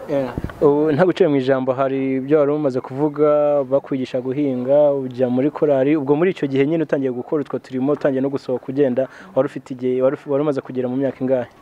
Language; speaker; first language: Kinyarwanda; native; Kinyarwanda